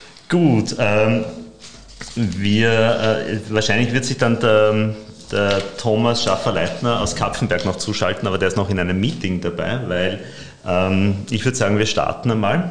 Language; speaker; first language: German; native; German